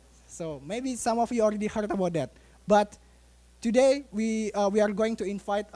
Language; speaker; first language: English; non-native, fluent; Indonesian